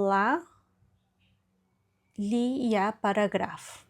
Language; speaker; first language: Russian; non-native, learner; Portuguese